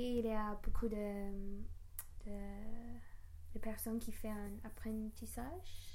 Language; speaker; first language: French; non-native, learner; English